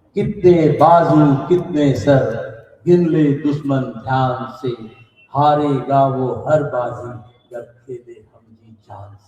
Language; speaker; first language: Hindi; non-native, local second language; Bangla